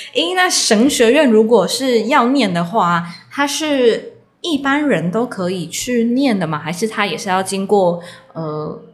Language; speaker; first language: Chinese; native; Chinese